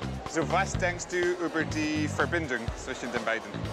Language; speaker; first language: German; non-native, learner; English